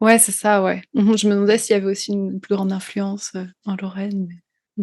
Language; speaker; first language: French; native; French